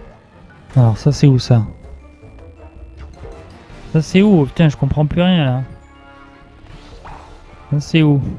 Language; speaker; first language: French; native; French